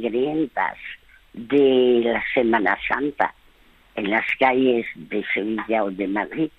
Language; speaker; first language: Spanish; early bilingual, other home language; French